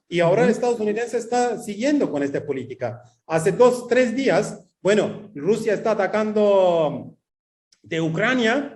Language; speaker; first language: Spanish; non-native, fluent; Kurdish